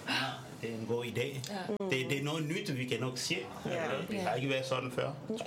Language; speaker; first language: Danish; non-native, fluent; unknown